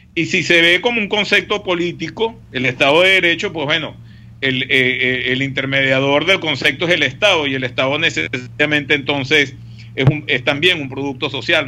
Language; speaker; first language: Spanish; native; Spanish